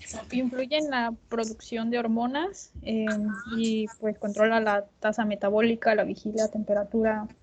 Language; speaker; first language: Spanish; native; Spanish